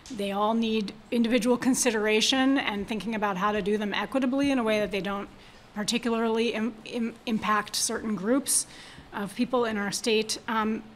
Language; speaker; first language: English; native; English